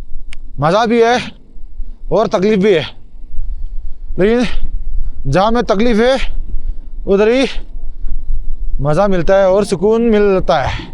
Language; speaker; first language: Hindi; non-native, local second language; Mizo